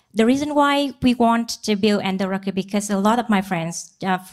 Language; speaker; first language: English; non-native, learner; Vietnamese